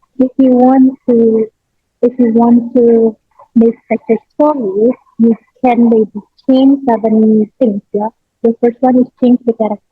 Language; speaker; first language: English; non-native, learner; Indonesian